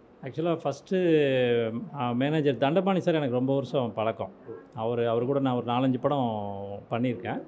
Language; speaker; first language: Tamil; native; Tamil